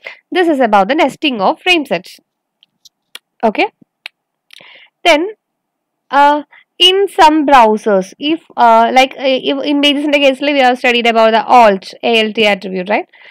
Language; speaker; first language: English; non-native, local second language; Malayalam